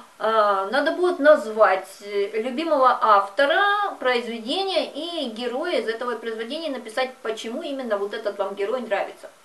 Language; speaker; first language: Russian; native; Russian